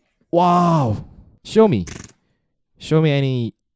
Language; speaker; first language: English; non-native, learner; Korean